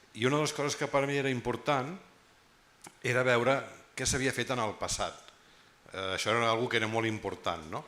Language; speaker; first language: Catalan; native; Catalan